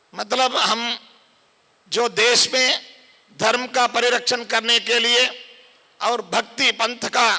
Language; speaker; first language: Hindi; non-native, local second language; Kannada